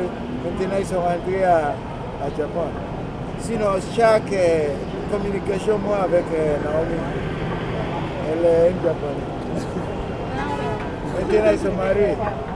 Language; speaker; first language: French; non-native, learner; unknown